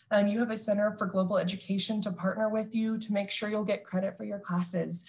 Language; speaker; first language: English; native; English